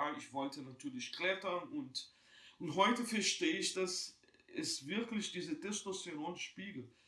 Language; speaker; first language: German; non-native, fluent; Portuguese